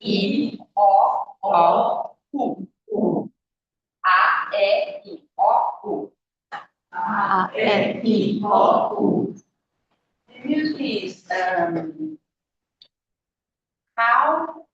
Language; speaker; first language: English; non-native, learner; Portuguese